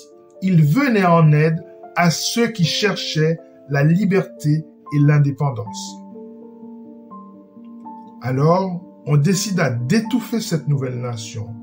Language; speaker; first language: French; non-native, local second language; Haitian Creole